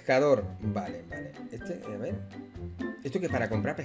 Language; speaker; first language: Spanish; native; Spanish